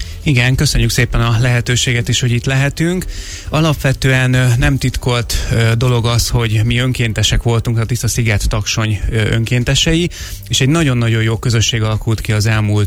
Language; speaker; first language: Hungarian; native; Hungarian